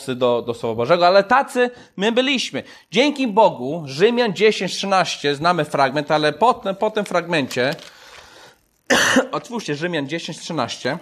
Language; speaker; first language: Polish; non-native, fluent; English